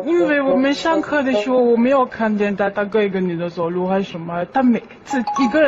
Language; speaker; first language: Chinese; non-native, learner; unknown